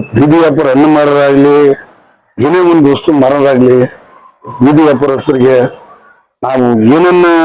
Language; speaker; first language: Kannada; native; Kannada